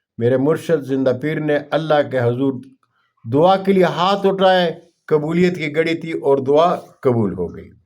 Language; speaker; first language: Urdu; non-native, local second language; Punjabi